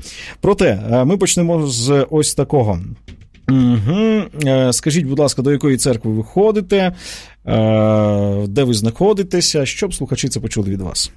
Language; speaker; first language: Ukrainian; native; Ukrainian